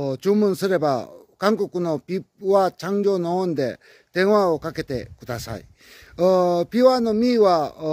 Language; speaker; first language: Japanese; non-native, learner; Korean